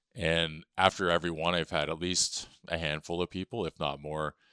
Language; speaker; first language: English; native; English